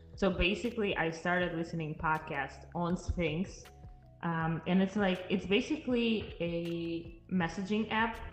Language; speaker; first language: English; non-native, fluent; Russian